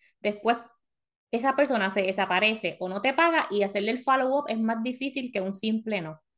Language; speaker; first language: Spanish; early bilingual, heritage; Spanish